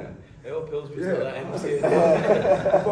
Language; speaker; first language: English; native; English